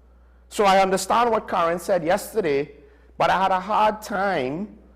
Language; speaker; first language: English; native; English